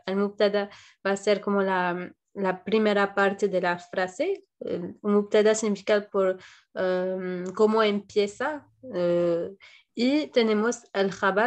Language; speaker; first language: Spanish; non-native, fluent; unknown